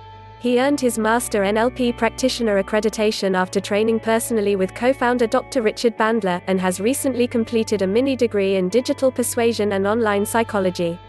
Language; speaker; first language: English; native; English